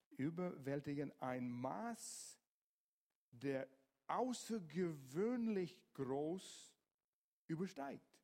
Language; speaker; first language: German; non-native, fluent; English